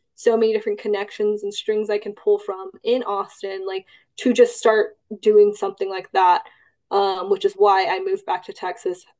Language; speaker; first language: English; early bilingual, other home language; Cantonese